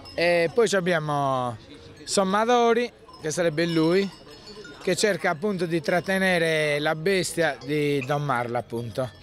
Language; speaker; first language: Italian; native; Italian